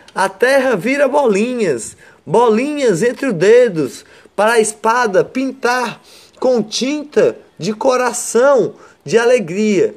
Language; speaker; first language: Portuguese; native; Portuguese